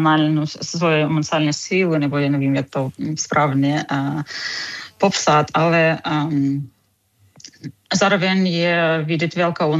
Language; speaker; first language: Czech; non-native, learner; Ukrainian